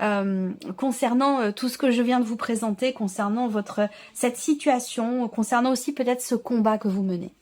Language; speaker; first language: French; native; French